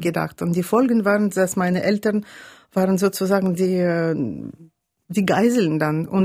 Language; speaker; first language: German; non-native, fluent; Russian